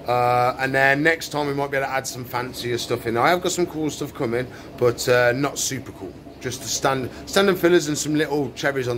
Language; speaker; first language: English; native; English